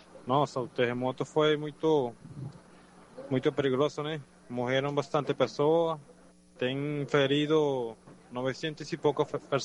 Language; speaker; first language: Portuguese; non-native, learner; Spanish